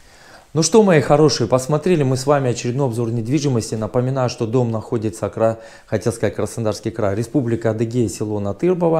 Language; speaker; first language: Russian; native; Russian